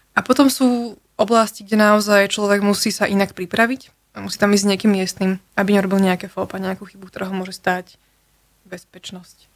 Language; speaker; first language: Slovak; native; Slovak